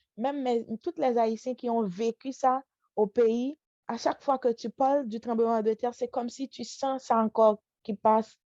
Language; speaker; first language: French; non-native, local second language; Haitian Creole